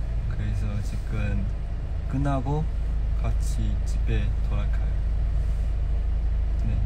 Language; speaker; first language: Korean; non-native, learner; Chinese